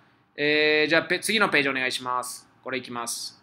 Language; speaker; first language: Japanese; non-native, fluent; Spanish